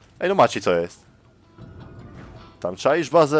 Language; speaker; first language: Polish; native; Polish